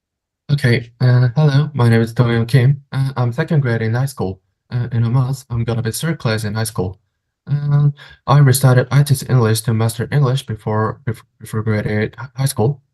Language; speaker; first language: English; non-native, learner; Korean